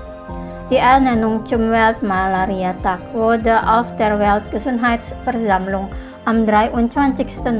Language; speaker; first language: German; non-native, fluent; Indonesian